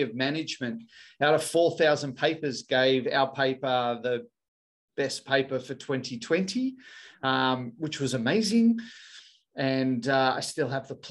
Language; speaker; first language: English; native; English